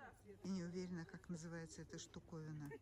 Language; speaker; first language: Russian; native; Russian